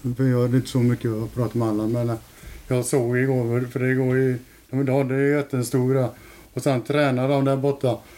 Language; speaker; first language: Swedish; native; Swedish